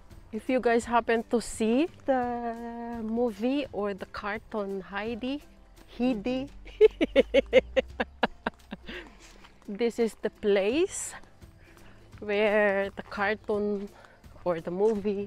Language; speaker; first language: English; non-native, local second language; Filipino